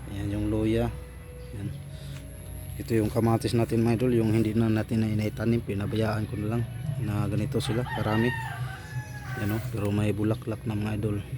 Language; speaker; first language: Filipino; non-native, local second language; Cebuano